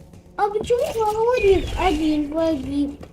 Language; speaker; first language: Russian; native; Russian